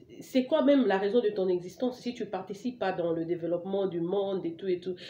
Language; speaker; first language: French; non-native, local second language; Lingala